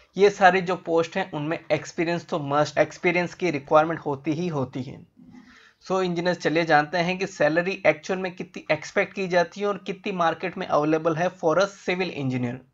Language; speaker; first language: Hindi; native; Hindi